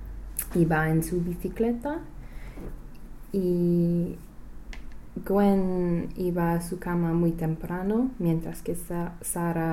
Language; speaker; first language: Spanish; non-native, learner; English